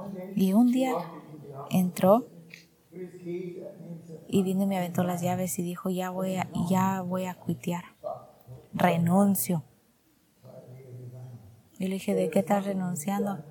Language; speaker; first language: Spanish; early bilingual, heritage; Spanish